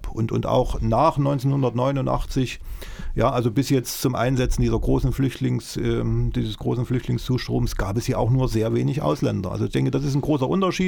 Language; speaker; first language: German; native; German